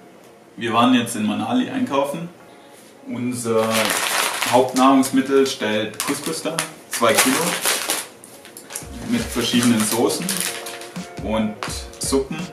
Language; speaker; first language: German; native; German